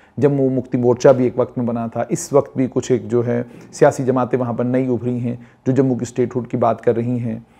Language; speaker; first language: Hindi; non-native, local second language; Kashmiri